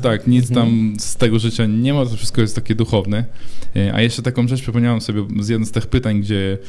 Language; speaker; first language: Polish; non-native, fluent; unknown